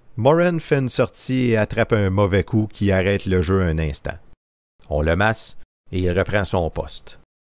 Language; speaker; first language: French; native; French